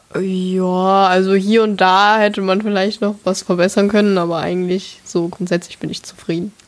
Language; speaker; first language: German; native; German